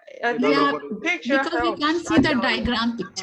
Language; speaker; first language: English; non-native, learner; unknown